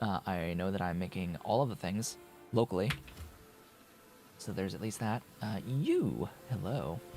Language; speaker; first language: English; native; English